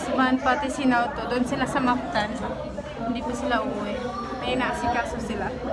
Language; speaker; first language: Filipino; non-native, local second language; Cebuano